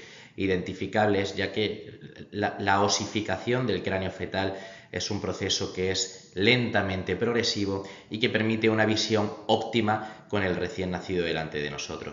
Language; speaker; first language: Spanish; native; Spanish